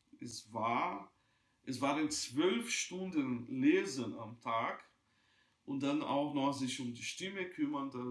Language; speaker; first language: German; non-native, fluent; Portuguese